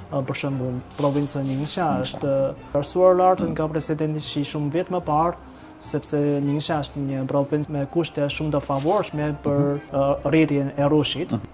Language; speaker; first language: Albanian; non-native, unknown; Chinese